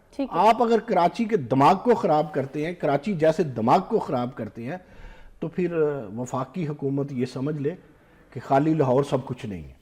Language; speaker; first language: Urdu; non-native, local second language; Punjabi